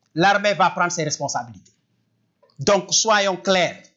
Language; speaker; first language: French; non-native, local second language; Wolof